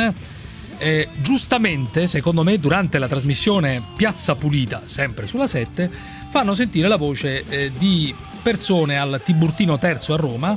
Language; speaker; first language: Italian; native; Italian